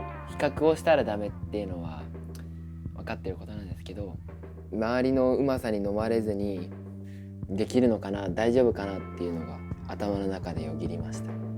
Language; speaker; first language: Japanese; native; Japanese